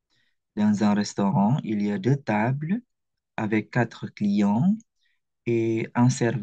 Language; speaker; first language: French; non-native, fluent; Indonesian